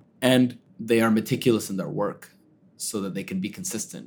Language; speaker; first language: English; early bilingual, other home language; Spanish